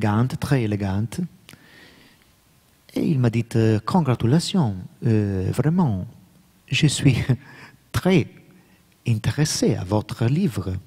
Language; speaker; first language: French; non-native, learner; Italian